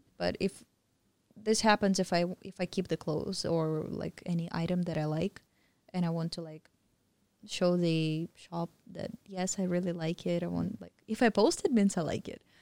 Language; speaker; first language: English; non-native, fluent; Russian